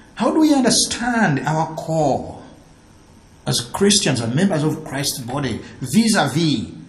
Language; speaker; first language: English; non-native, local second language; Ganda